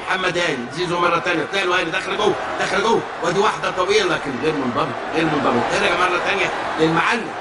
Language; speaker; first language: Arabic; native; Arabic